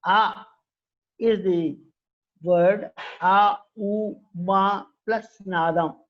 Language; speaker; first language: English; non-native, local second language; Telugu